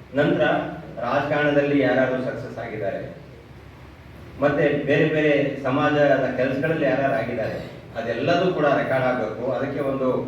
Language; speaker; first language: Kannada; non-native, local second language; Lambadi